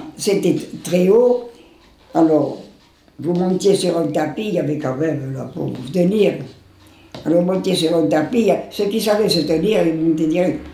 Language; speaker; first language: French; non-native, local second language; Occitan